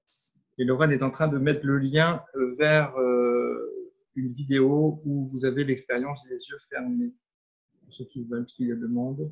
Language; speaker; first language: French; native; French